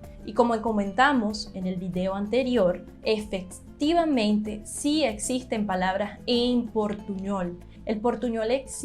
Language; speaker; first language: Spanish; non-native, fluent; Portuguese